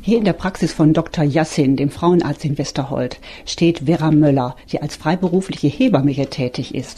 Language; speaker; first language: German; native; German